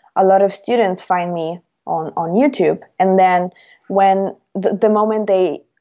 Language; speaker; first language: English; non-native, fluent; Italian